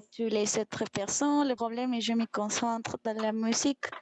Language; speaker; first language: French; non-native, learner; Spanish